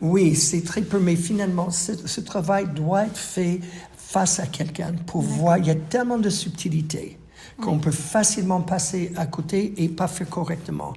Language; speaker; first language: French; non-native, fluent; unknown